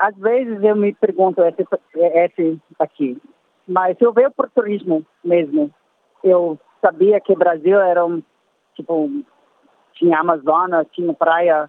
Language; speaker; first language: Portuguese; non-native, fluent; English